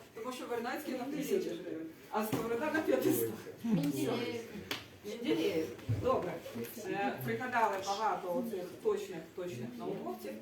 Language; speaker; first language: Ukrainian; non-native, local second language; Russian